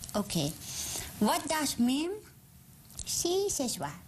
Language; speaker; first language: English; non-native, learner; Dutch